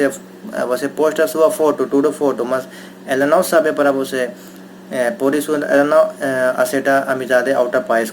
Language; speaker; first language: Portuguese; non-native, learner; Hindi